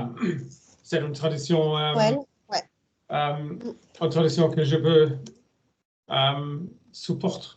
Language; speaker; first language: French; non-native, learner; German